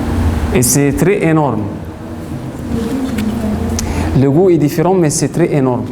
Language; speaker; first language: French; non-native, fluent; Arabic